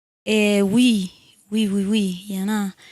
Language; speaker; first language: French; non-native, fluent; Spanish